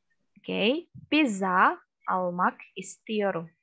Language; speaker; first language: Turkish; non-native, fluent; Indonesian